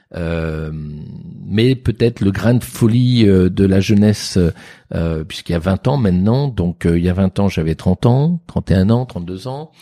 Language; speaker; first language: French; native; French